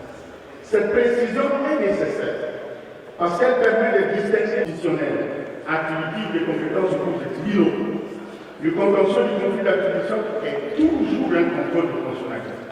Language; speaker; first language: French; native; French